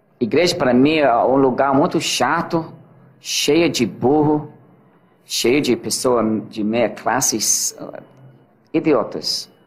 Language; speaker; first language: Portuguese; non-native, learner; English